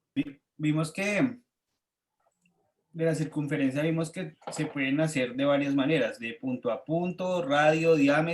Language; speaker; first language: Spanish; native; Spanish